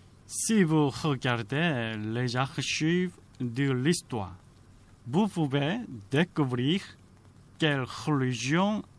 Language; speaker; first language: French; non-native, fluent; Korean